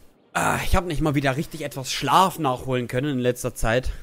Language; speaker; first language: German; native; German